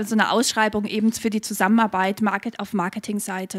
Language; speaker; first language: German; native; German